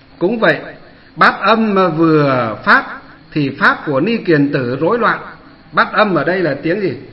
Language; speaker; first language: Vietnamese; non-native, local second language; Muong